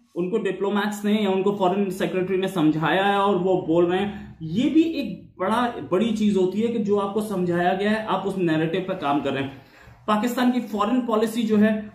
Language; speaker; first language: Hindi; native; Hindi